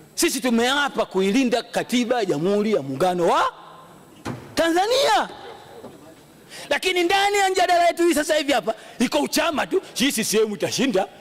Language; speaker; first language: Swahili; native; Swahili